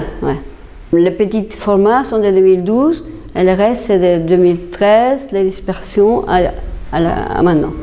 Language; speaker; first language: French; non-native, fluent; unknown